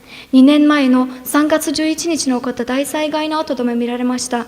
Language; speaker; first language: Japanese; non-native, fluent; Turkish